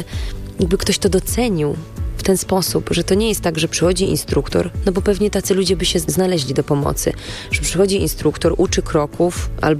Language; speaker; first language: Polish; native; Polish